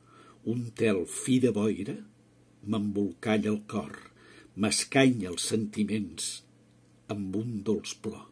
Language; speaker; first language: Catalan; native; Catalan